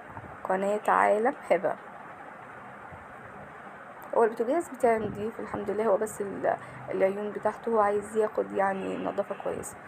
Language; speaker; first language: Arabic; native; Arabic